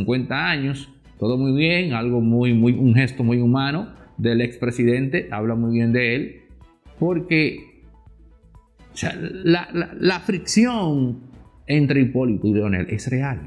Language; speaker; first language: Spanish; native; Spanish